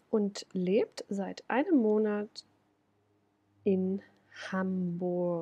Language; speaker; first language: German; non-native, fluent; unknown